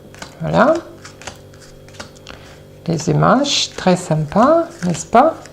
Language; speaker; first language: French; non-native, fluent; Russian